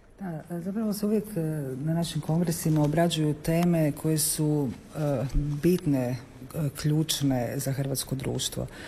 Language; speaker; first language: Croatian; native; Croatian